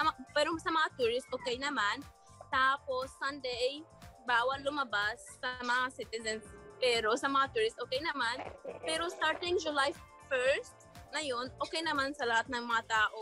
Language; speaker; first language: Filipino; non-native, learner; Arabic